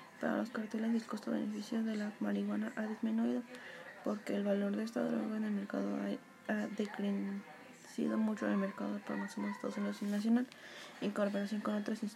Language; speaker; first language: Spanish; native; Spanish